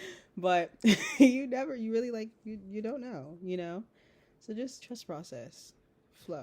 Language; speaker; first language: English; native; English